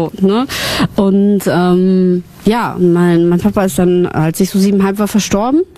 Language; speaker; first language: German; early bilingual, other home language; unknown